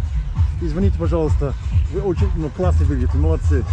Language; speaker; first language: Russian; non-native, learner; English